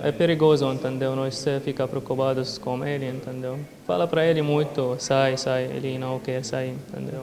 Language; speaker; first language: Portuguese; non-native, learner; Arabic